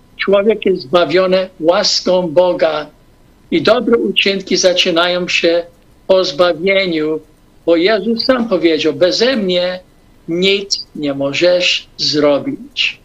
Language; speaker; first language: Polish; early bilingual, heritage; English